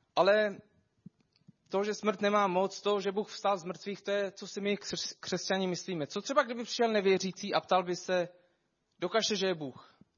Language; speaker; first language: Czech; non-native, fluent; Arabic